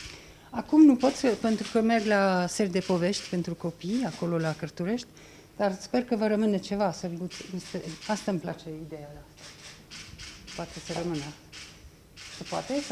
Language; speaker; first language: Romanian; non-native, fluent; English